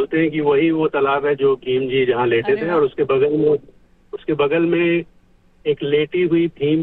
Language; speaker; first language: Hindi; native; Hindi